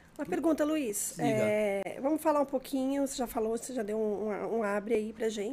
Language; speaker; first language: Portuguese; native; Portuguese